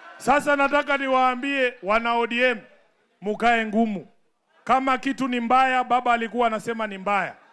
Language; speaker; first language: Swahili; non-native, local second language; Luyia